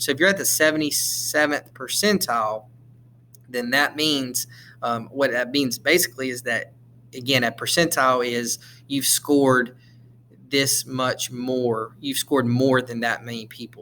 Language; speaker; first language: English; native; English